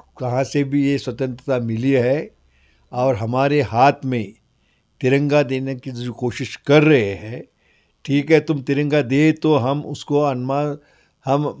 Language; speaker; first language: Hindi; non-native, local second language; Marathi